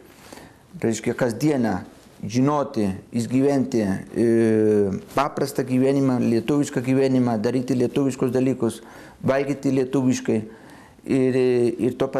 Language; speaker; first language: Lithuanian; non-native, fluent; Spanish